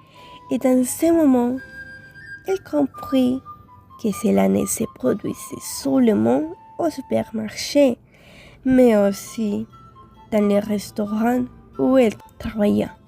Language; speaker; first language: French; non-native, fluent; Spanish